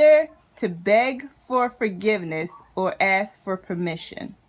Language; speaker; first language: English; native; English